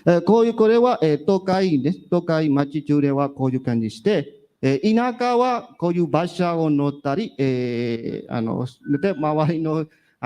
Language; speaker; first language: Japanese; non-native, learner; Burmese